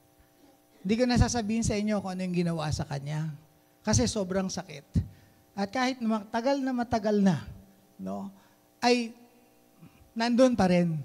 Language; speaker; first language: Filipino; native; Filipino